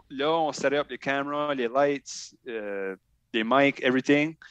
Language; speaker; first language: French; native; French